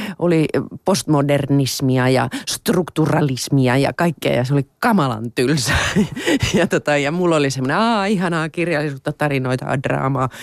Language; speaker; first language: Finnish; non-native, local second language; Swedish